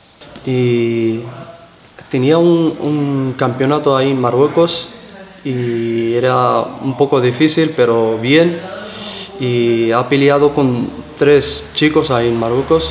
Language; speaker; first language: Spanish; non-native, learner; Arabic